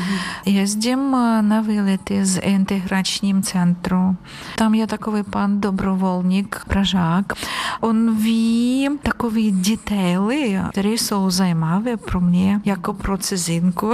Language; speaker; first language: Czech; non-native, fluent; Ukrainian